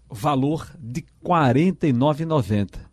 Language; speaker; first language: Portuguese; native; Portuguese